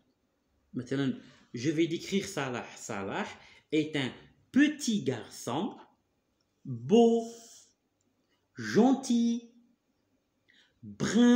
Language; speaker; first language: French; non-native, local second language; Arabic